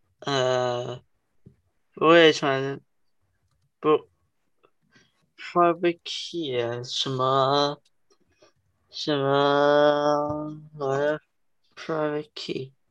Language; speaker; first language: Chinese; early bilingual, heritage; Chinese